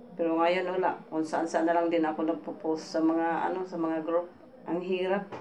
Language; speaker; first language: Filipino; non-native, local second language; Masbatenyo